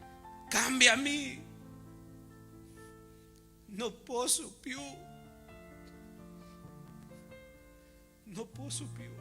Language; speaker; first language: Italian; non-native, fluent; Spanish